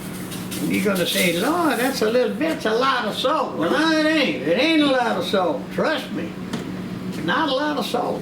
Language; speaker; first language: English; native; English